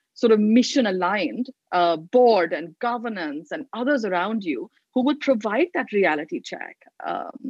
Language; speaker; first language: English; non-native, local second language; Hindi